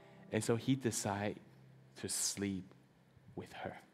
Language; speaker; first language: English; early bilingual, other home language; Chinese